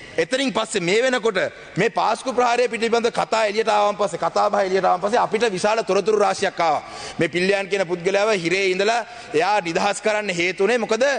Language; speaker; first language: Sinhala; non-native, local second language; Tamil